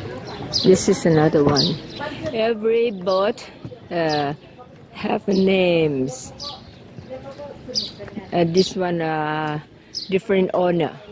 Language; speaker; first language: English; non-native, learner; Thai